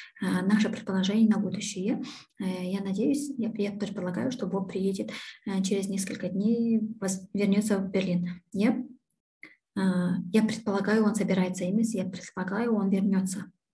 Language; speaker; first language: Russian; non-native, local second language; Kazakh